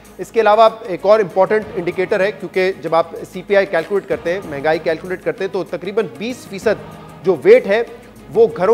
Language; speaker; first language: Urdu; native; Urdu